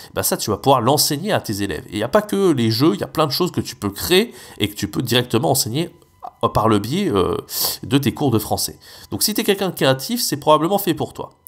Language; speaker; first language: French; native; French